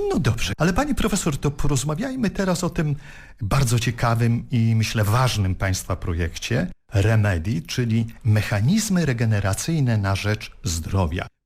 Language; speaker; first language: Polish; native; Polish